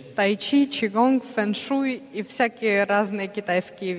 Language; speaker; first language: Russian; native; Russian